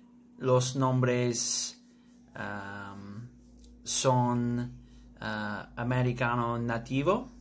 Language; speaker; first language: Spanish; non-native, learner; English